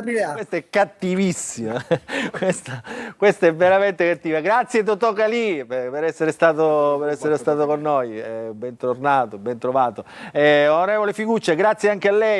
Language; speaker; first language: Italian; native; Italian